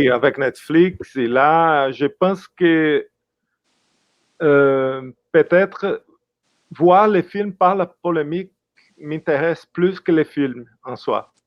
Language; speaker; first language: French; non-native, fluent; Portuguese